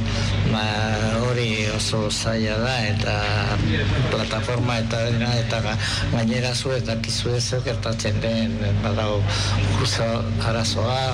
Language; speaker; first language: Basque; non-native, local second language; Spanish